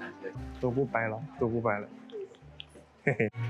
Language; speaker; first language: Chinese; native; Chinese